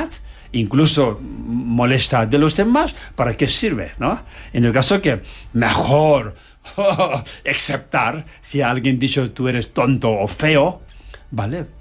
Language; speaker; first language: Spanish; non-native, learner; Tibetan